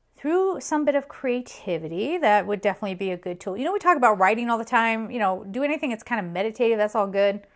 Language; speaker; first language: English; native; English